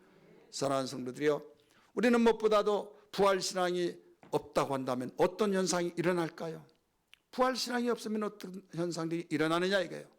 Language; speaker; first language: Korean; native; Korean